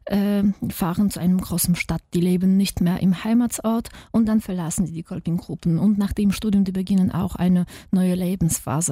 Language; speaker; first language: German; non-native, fluent; Polish